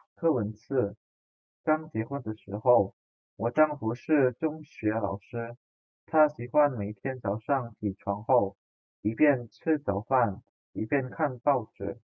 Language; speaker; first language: Chinese; non-native, fluent; Indonesian